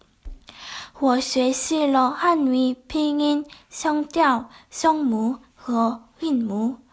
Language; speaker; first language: Chinese; non-native, learner; Korean